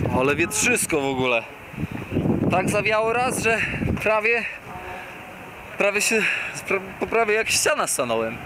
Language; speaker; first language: Polish; native; Polish